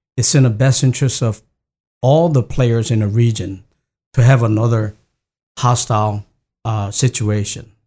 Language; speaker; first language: English; non-native, fluent; Korean